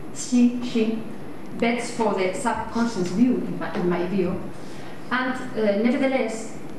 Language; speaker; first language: English; non-native, fluent; Spanish